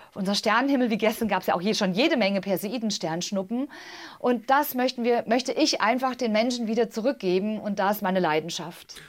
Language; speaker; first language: German; native; German